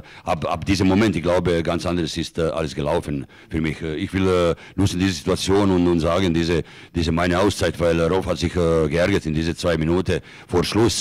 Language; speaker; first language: German; non-native, fluent; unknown